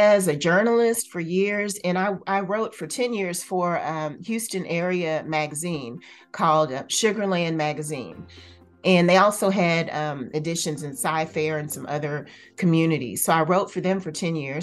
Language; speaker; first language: English; native; English